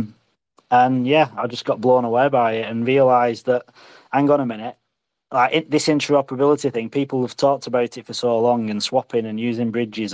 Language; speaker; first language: English; native; English